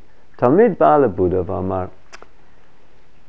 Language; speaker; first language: Hebrew; non-native, fluent; English